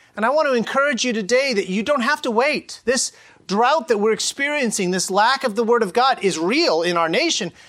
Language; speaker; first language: English; native; English